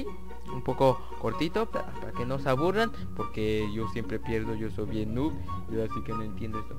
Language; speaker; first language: Spanish; native; Spanish